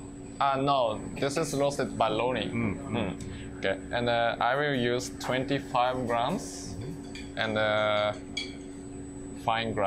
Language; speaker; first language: English; non-native, learner; Japanese